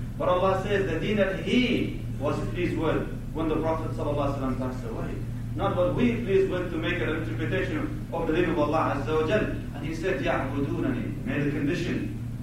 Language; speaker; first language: English; non-native, fluent; Arabic